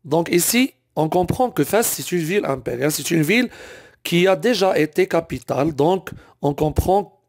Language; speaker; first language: French; non-native, local second language; Arabic